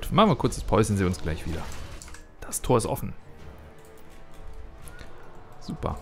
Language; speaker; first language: German; native; German